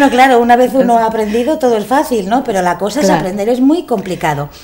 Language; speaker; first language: Spanish; native; Spanish